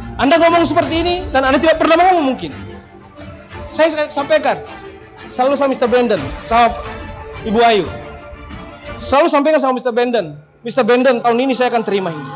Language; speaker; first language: Indonesian; non-native, local second language; Buginese